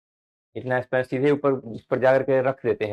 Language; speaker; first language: Hindi; native; Hindi